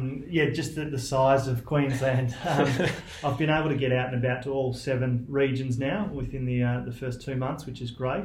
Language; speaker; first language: English; native; English